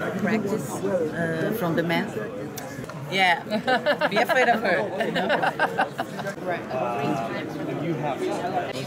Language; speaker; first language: English; non-native, learner; Portuguese